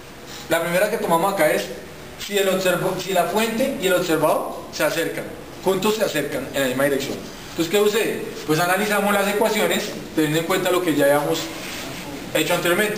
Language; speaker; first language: Spanish; native; Spanish